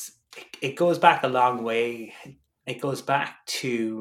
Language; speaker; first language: English; native; English